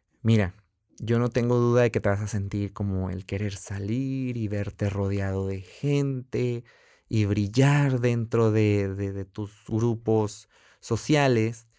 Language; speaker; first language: Spanish; native; Spanish